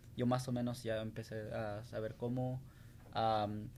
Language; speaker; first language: Spanish; early bilingual, heritage; Spanish